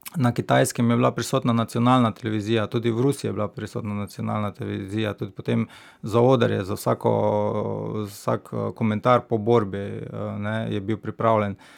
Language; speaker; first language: Slovenian; native; Slovenian